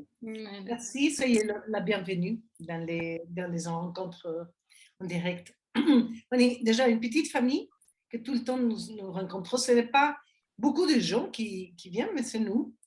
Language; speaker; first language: French; non-native, fluent; Spanish